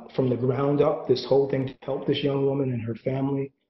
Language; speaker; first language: English; native; English